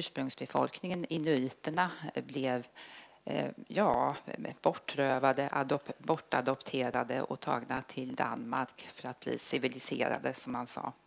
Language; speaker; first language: Swedish; native; Swedish